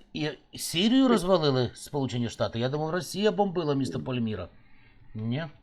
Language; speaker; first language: Ukrainian; native; Ukrainian